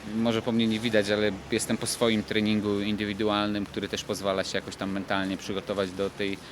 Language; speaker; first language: Polish; native; Polish